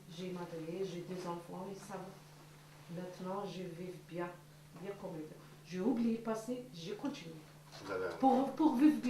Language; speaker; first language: French; non-native, learner; Arabic